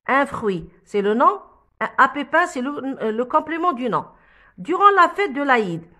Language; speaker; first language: French; non-native, local second language; Arabic